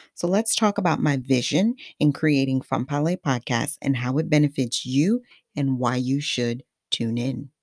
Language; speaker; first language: English; non-native, fluent; Haitian Creole